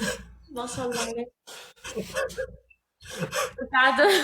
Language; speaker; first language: Arabic; native; Arabic